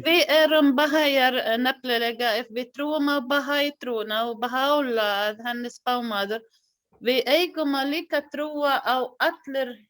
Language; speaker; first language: Icelandic; non-native, learner; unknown